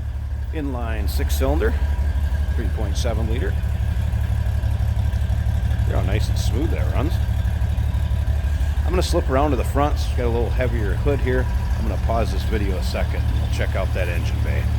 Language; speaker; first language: English; native; English